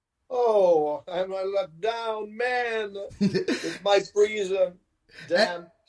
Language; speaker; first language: English; non-native, learner; Italian